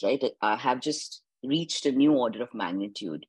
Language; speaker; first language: English; non-native, local second language; Hindi